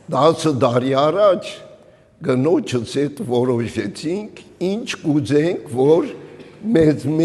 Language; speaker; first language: Armenian; early bilingual, heritage; Armenian